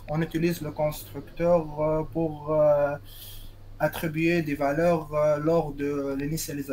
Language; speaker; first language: French; non-native, local second language; Arabic